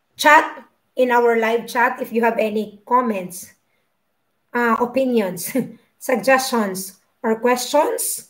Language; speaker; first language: English; non-native, local second language; Filipino